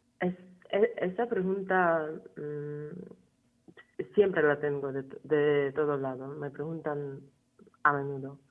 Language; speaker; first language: Spanish; non-native, fluent; Ukrainian